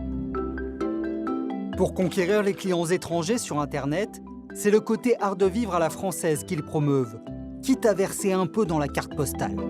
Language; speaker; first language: French; native; French